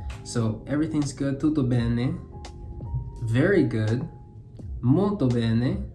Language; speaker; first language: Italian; non-native, learner; English